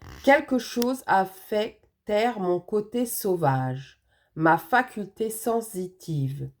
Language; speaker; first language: French; native; French